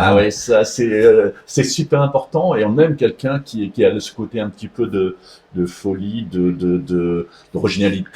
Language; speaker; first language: French; native; French